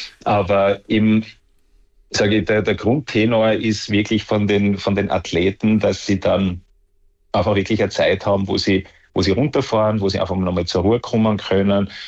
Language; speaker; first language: German; native; German